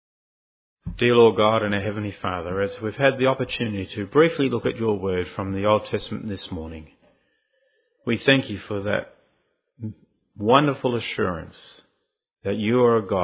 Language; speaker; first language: English; native; English